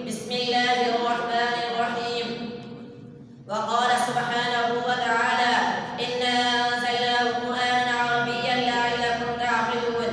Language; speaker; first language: Arabic; non-native, fluent; Urdu